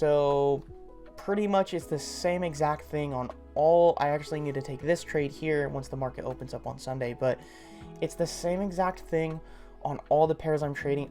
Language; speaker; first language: English; native; English